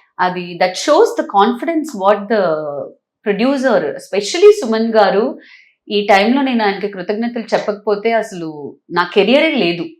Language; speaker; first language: Telugu; native; Telugu